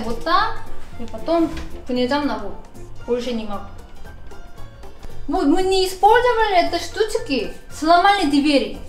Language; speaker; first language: Russian; non-native, fluent; Korean